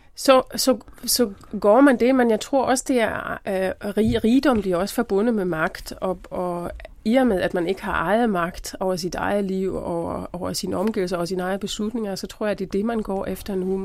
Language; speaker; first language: Danish; non-native, fluent; German